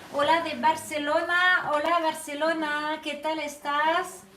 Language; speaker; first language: Spanish; non-native, learner; French